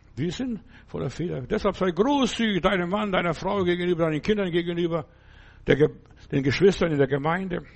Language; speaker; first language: German; non-native, fluent; Lithuanian